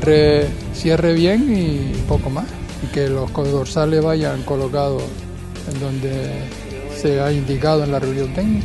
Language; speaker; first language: Spanish; native; Spanish